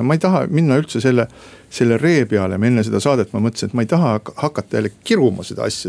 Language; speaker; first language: Estonian; native; Estonian